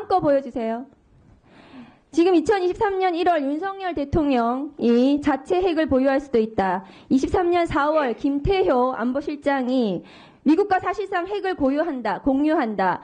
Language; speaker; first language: Korean; native; Korean